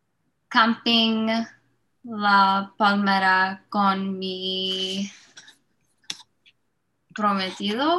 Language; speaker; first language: Spanish; non-native, learner; English